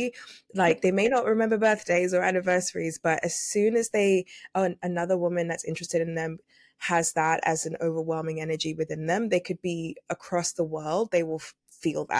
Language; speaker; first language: English; native; English